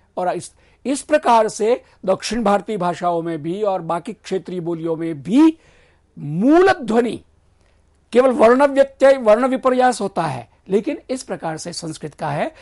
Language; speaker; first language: Hindi; non-native, local second language; Gujarati